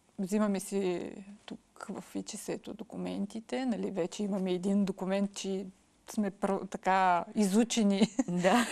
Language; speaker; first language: Bulgarian; early bilingual, heritage; Bulgarian